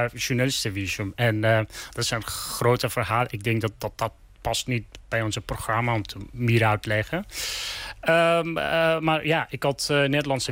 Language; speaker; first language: Dutch; non-native, learner; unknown